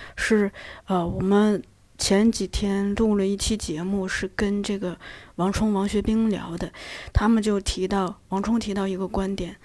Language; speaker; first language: Chinese; native; Chinese